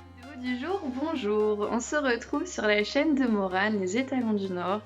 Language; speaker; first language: French; native; French